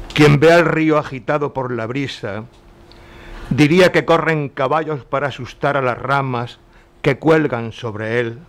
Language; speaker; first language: Spanish; native; Spanish